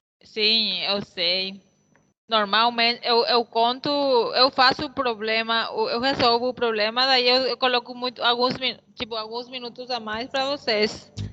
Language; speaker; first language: Portuguese; non-native, fluent; Spanish